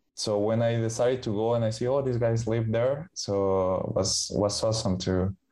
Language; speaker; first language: English; non-native, fluent; Spanish